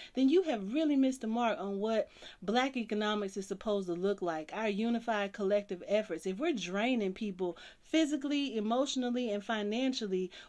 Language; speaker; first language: English; native; English